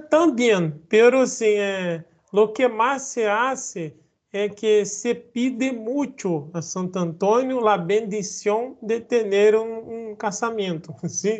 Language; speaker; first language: Spanish; non-native, learner; Portuguese